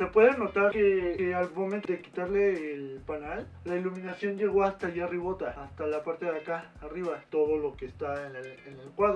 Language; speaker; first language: Spanish; native; Spanish